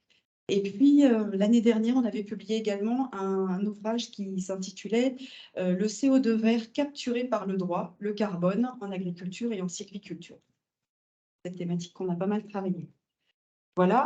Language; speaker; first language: French; native; French